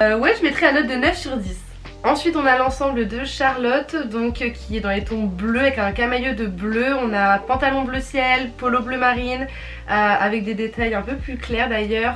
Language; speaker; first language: French; native; French